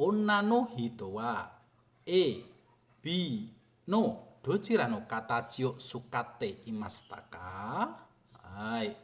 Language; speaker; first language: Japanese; non-native, fluent; Indonesian